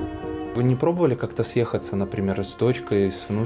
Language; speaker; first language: Russian; native; Russian